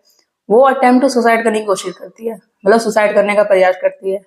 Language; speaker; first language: Hindi; native; Hindi